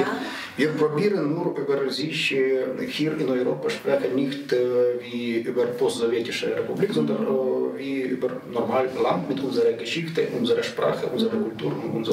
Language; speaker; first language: German; non-native, learner; Ukrainian